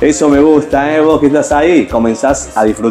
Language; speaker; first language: Spanish; native; Spanish